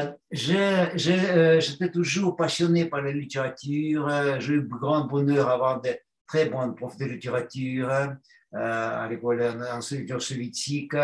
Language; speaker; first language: French; non-native, fluent; Russian